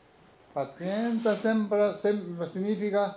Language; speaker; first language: Italian; non-native, learner; Tibetan